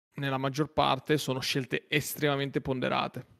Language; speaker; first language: Italian; native; Italian